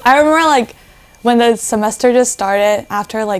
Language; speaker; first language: English; non-native, fluent; Chinese